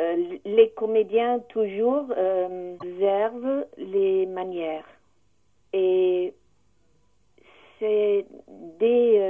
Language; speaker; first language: French; non-native, learner; English